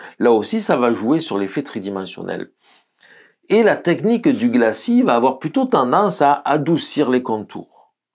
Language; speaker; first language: French; native; French